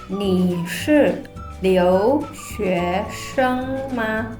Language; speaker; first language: Chinese; non-native, fluent; Indonesian